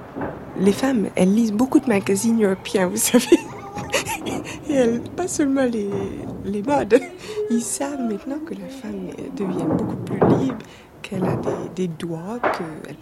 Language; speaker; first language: French; non-native, fluent; English